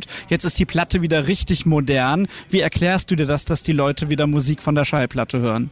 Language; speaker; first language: German; native; German